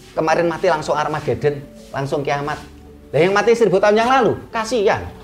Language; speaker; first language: Indonesian; non-native, local second language; Javanese